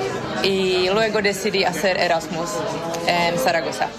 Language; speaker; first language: Spanish; non-native, fluent; Czech